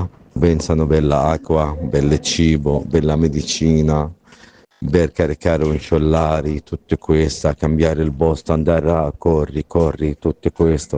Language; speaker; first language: Italian; non-native, learner; Arabic